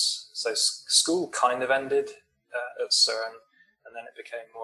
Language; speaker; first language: English; native; English